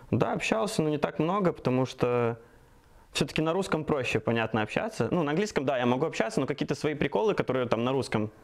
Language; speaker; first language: Russian; native; Russian